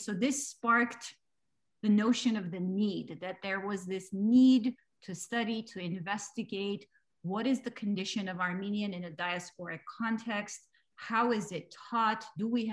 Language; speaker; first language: English; early bilingual, other home language; Armenian